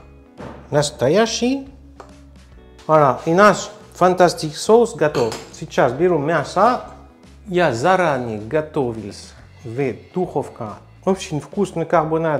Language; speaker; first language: Russian; non-native, learner; French